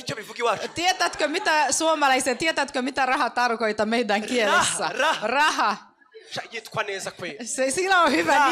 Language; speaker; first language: Finnish; non-native, fluent; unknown